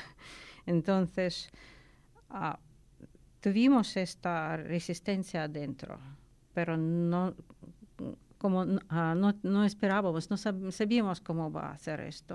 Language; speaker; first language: Spanish; non-native, learner; Ukrainian